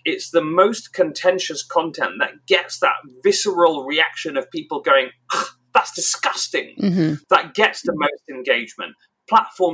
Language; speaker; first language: English; native; English